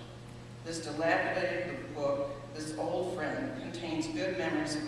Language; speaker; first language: English; native; English